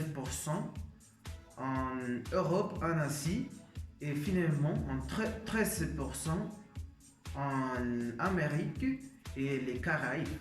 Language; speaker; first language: French; non-native, learner; Spanish